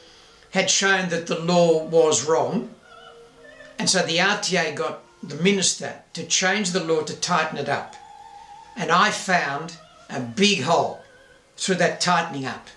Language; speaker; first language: English; native; English